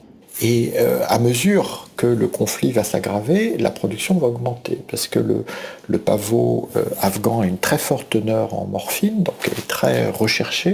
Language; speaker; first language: French; native; French